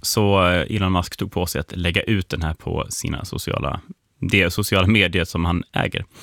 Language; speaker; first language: Swedish; native; Swedish